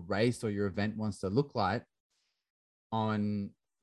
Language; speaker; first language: English; native; English